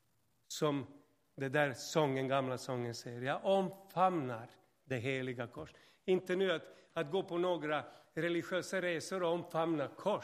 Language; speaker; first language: Swedish; non-native, fluent; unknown